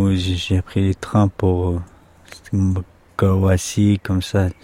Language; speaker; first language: French; non-native, learner; Pashto